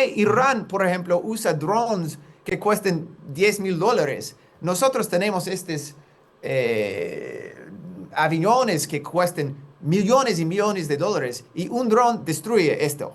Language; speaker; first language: Spanish; non-native, fluent; English